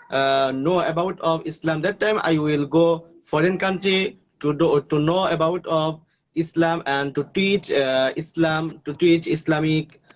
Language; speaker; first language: English; non-native, learner; Bangla